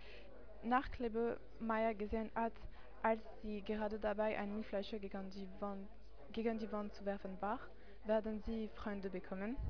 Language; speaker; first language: German; non-native, learner; French